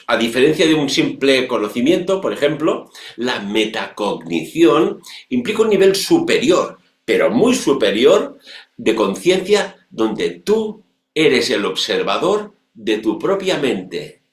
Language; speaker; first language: Spanish; non-native, local second language; Catalan